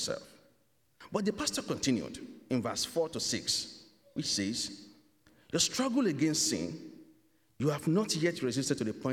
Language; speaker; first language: English; non-native, local second language; Yoruba